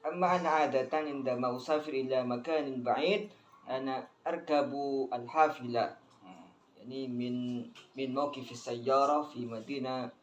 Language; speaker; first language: Arabic; non-native, learner; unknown